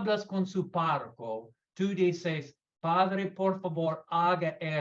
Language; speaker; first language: Spanish; non-native, learner; English